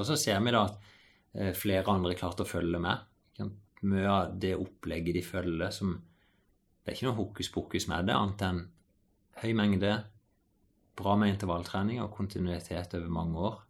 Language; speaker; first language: Norwegian; native; Norwegian